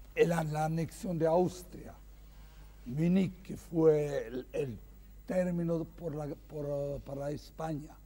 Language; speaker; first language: Spanish; non-native, fluent; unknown